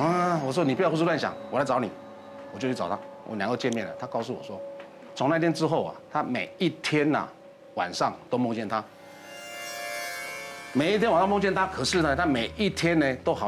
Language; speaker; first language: Chinese; native; Chinese